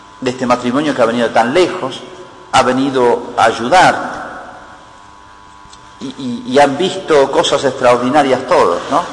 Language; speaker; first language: Spanish; native; Spanish